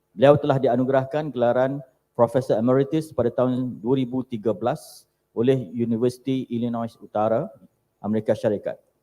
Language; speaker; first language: Malay; native; Malay